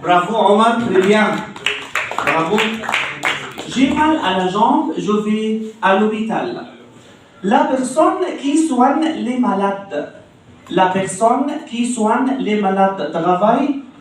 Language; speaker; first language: French; non-native, fluent; Arabic